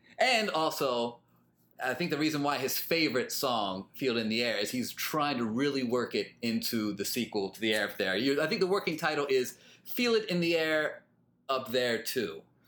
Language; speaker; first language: English; early bilingual, other home language; Spanish